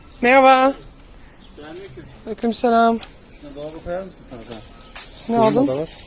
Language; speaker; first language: Turkish; early bilingual, heritage; Turkish